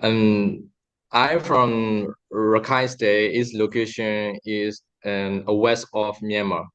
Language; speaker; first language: English; non-native, learner; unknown